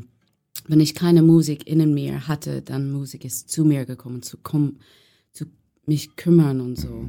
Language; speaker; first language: German; non-native, learner; English